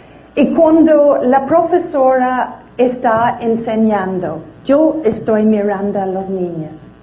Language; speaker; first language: Spanish; non-native, fluent; English